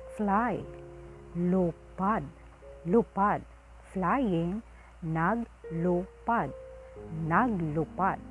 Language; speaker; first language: Cebuano; native; Cebuano